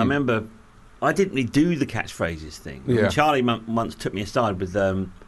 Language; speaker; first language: English; native; English